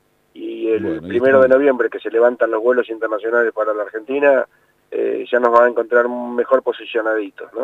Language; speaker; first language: Spanish; native; Spanish